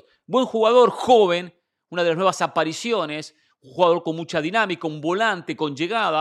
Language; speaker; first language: Spanish; native; Spanish